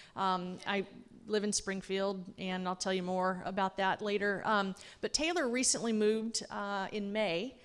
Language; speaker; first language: English; native; English